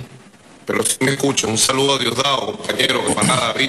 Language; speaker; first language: Spanish; native; Spanish